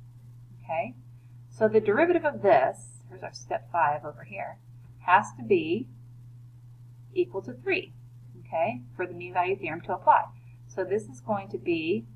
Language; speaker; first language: English; native; English